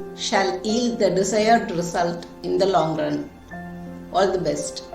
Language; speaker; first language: English; non-native, local second language; Tamil